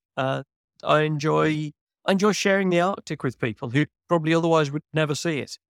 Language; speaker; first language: English; native; English